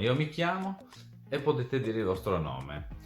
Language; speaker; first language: Italian; non-native, fluent; Serbian